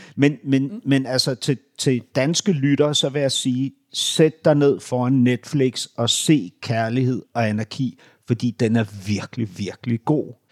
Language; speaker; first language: Danish; native; Danish